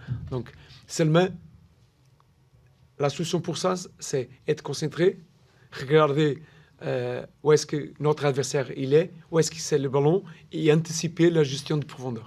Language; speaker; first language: French; non-native, learner; Portuguese